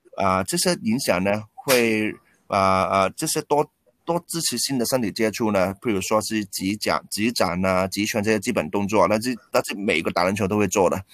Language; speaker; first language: Chinese; non-native, local second language; Cantonese